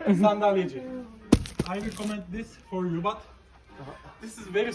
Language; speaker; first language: English; non-native, learner; Turkish